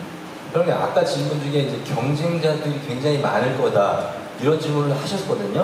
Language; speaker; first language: Korean; native; Korean